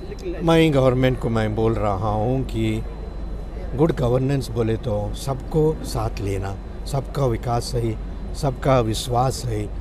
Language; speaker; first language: Hindi; non-native, local second language; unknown